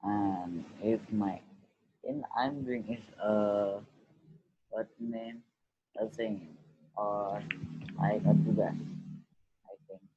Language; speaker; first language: English; non-native, learner; Indonesian